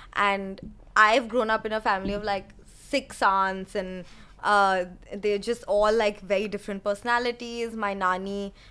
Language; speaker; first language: English; non-native, local second language; Hindi